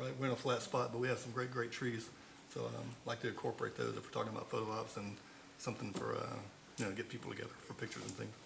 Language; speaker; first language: English; native; English